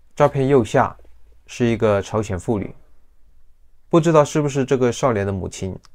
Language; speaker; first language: Chinese; native; Chinese